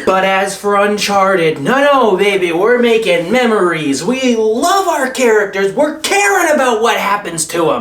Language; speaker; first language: English; native; English